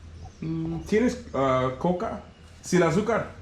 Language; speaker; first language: Spanish; non-native, learner; English